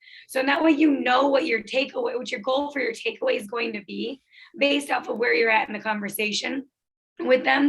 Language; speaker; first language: English; native; English